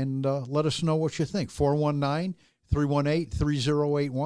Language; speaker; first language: English; native; English